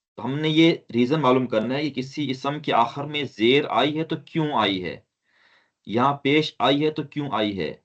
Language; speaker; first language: Urdu; non-native, local second language; Sindhi